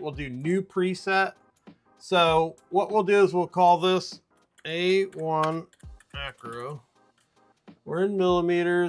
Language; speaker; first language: English; native; English